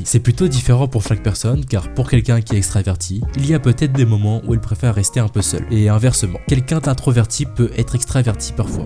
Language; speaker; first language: French; native; French